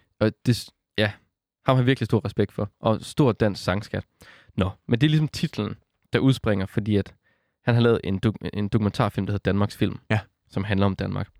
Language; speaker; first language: Danish; native; Danish